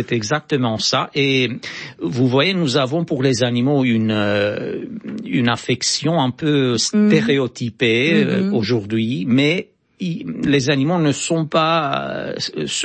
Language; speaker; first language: French; non-native, fluent; Romanian